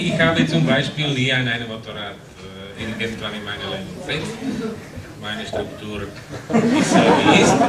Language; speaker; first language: German; non-native, fluent; Slovak